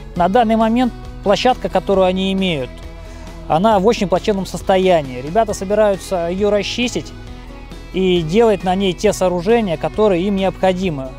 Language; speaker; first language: Russian; native; Russian